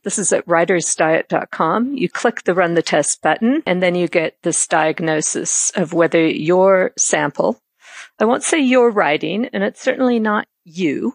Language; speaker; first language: English; native; English